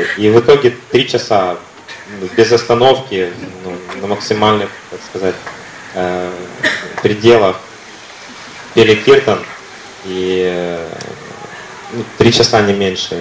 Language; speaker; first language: Russian; native; Russian